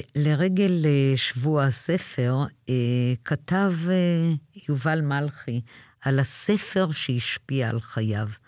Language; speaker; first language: Hebrew; native; Hebrew